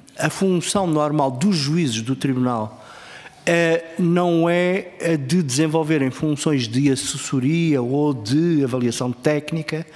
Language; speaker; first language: Portuguese; native; Portuguese